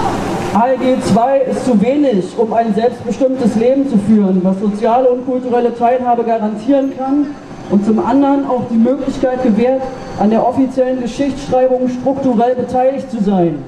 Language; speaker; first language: German; native; German